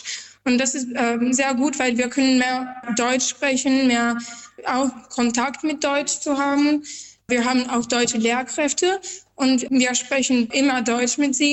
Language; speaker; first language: German; non-native, learner; Albanian